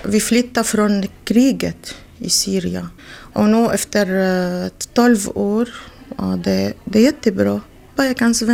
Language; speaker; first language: Swedish; non-native, learner; Arabic